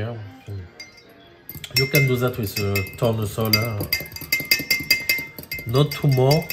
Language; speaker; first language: English; non-native, learner; French